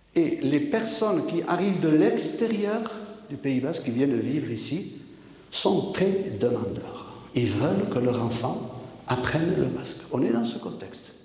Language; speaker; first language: French; non-native, local second language; Basque